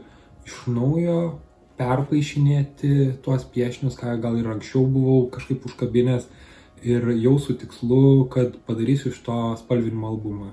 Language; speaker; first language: Lithuanian; native; Lithuanian